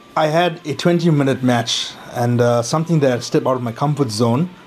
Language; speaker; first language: English; native; English